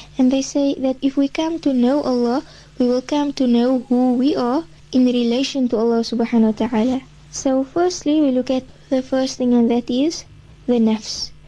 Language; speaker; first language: English; native; English